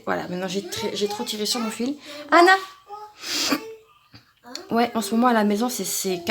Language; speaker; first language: French; native; French